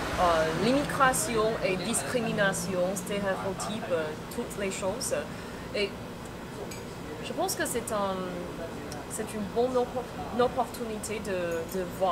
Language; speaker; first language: French; non-native, fluent; Chinese